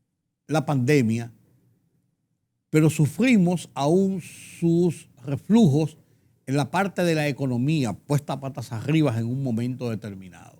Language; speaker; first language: Spanish; native; Spanish